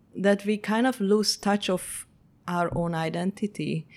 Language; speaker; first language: English; early bilingual, heritage; Hungarian